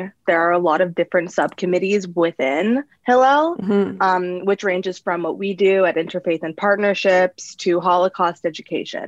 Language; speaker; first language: English; native; English